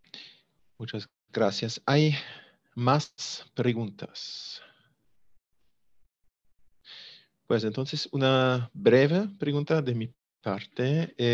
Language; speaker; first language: Spanish; non-native, fluent; German